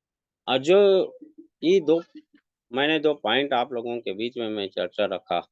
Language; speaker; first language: Hindi; native; Hindi